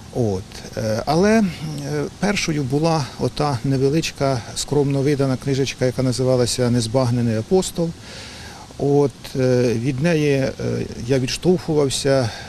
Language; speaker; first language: Ukrainian; native; Ukrainian